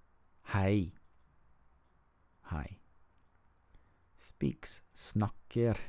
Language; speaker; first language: Norwegian; non-native, learner; English